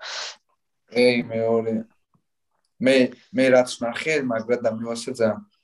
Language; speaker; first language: Georgian; native; Georgian